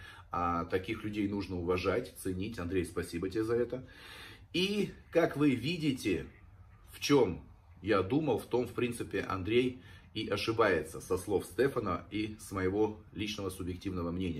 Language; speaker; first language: Russian; native; Russian